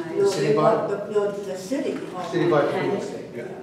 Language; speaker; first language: English; native; English